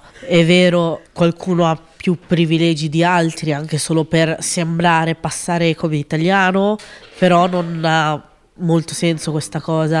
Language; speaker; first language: Italian; early bilingual, other home language; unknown